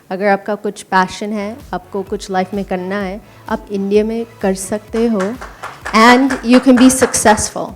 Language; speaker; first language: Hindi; non-native, learner; English